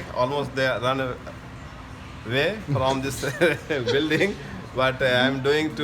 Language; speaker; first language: English; non-native, local second language; Hindi